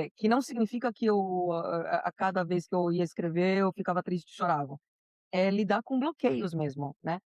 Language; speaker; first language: Portuguese; early bilingual, other home language; Spanish